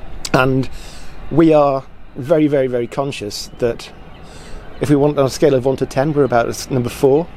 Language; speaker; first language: English; native; English